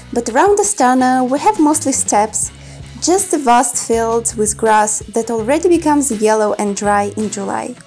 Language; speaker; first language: English; non-native, fluent; Kazakh